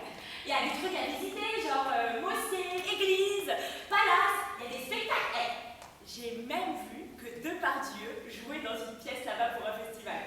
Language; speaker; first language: French; native; French